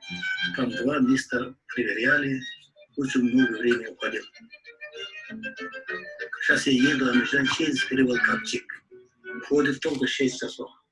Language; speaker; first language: Russian; non-native, learner; Uzbek